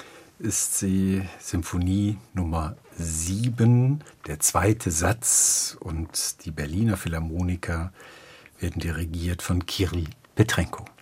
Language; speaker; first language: German; native; German